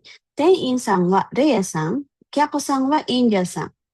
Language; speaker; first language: Japanese; non-native, fluent; Filipino